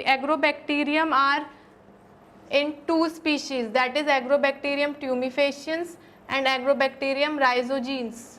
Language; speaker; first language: English; non-native, local second language; Hindi